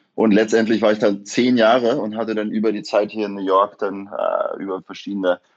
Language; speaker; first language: German; native; German